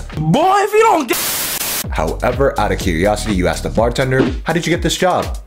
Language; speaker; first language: English; native; English